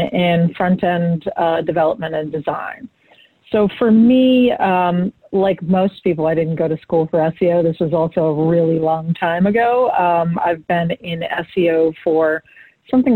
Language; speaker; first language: English; native; English